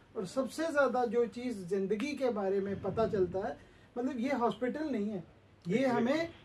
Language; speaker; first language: Hindi; native; Hindi